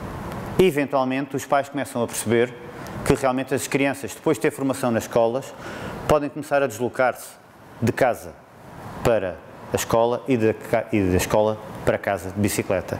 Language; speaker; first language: Portuguese; native; Portuguese